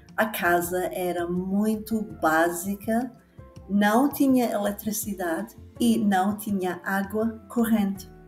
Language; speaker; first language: Portuguese; non-native, fluent; English